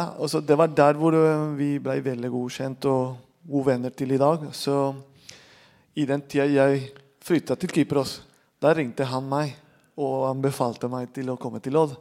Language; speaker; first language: Norwegian; non-native, fluent; Spanish